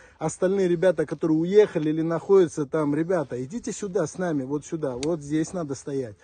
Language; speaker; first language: Russian; non-native, local second language; Armenian